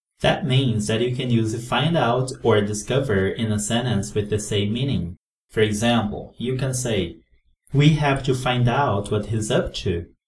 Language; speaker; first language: English; non-native, fluent; Portuguese